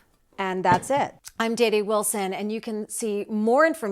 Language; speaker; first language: English; native; English